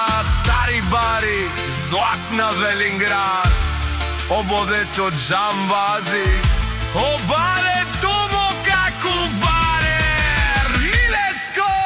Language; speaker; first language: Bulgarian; non-native, local second language; Romany